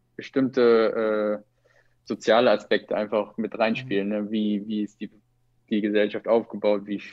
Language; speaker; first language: German; native; German